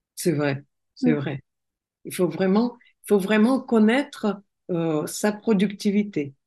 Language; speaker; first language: French; non-native, fluent; Russian